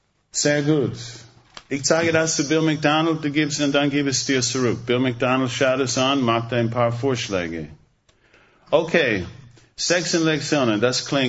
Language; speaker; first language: German; non-native, fluent; English